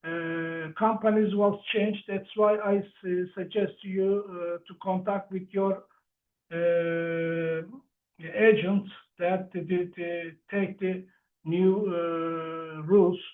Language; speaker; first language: English; non-native, learner; Turkish